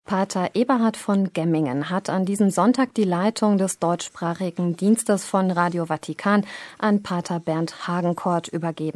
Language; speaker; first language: German; native; German